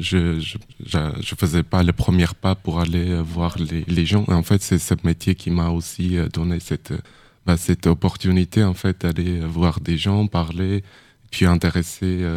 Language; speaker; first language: French; non-native, fluent; Armenian